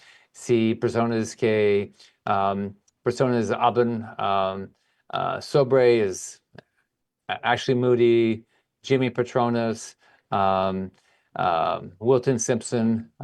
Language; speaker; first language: Spanish; non-native, learner; English